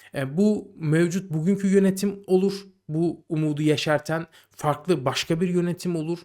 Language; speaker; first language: Turkish; native; Turkish